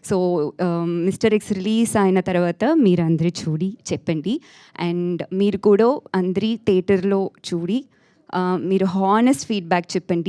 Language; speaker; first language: Telugu; non-native, learner; Tamil